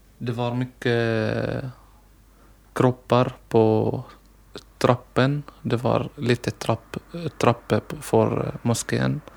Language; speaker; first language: Swedish; non-native, learner; Arabic